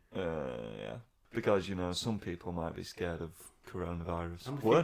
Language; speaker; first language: English; native; English